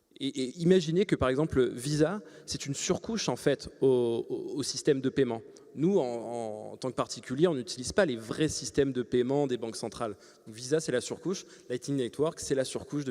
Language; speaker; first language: French; native; French